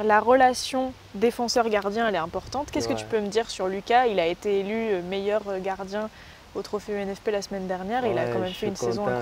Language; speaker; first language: French; native; French